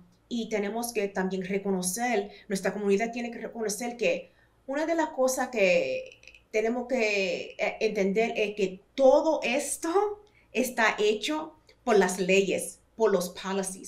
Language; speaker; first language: Spanish; early bilingual, heritage; Spanish